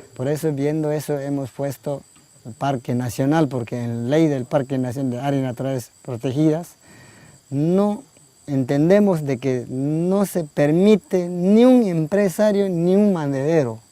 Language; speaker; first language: Spanish; non-native, local second language; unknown